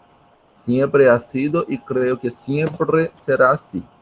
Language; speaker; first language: Spanish; non-native, fluent; Portuguese